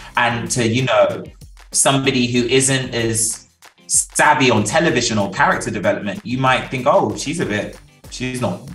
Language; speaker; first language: English; native; English